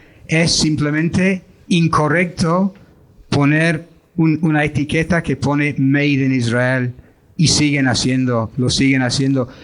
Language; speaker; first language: Spanish; non-native, fluent; English